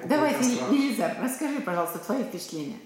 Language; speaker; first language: Russian; native; Russian